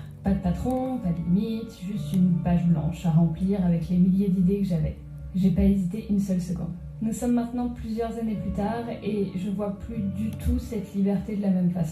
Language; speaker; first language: French; native; French